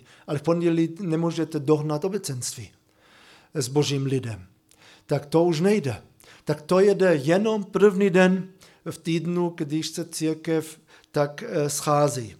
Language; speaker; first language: Czech; non-native, fluent; German